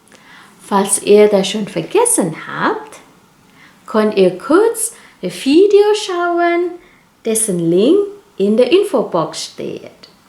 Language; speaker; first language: German; non-native, fluent; Indonesian